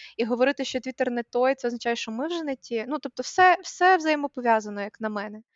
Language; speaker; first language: Ukrainian; native; Ukrainian